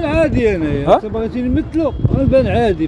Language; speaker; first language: Arabic; native; Arabic